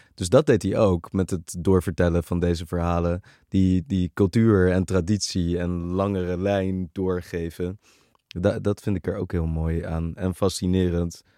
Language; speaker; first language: Dutch; native; Dutch